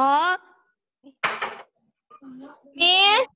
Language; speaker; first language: English; non-native, learner; Indonesian